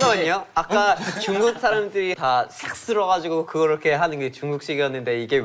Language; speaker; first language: Korean; non-native, fluent; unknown